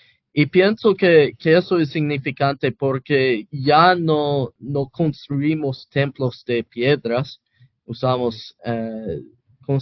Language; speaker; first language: Spanish; non-native, fluent; English